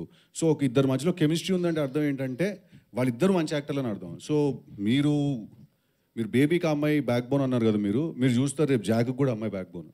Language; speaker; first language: Telugu; native; Telugu